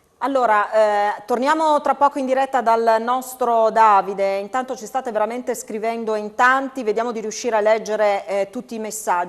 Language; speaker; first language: Italian; native; Italian